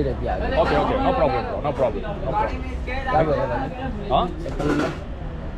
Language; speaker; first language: English; non-native, learner; Arabic